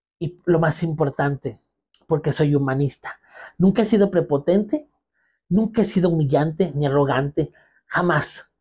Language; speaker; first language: Spanish; native; Spanish